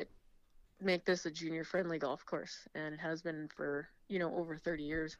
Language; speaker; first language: English; native; English